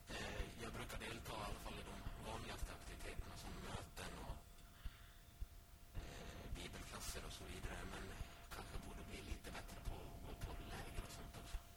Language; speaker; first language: Swedish; early bilingual, other home language; Finnish